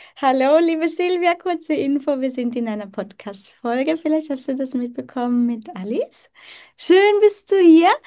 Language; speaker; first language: German; early bilingual, heritage; German